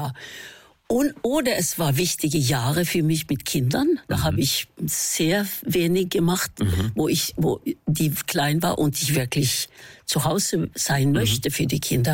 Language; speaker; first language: German; non-native, fluent; Norwegian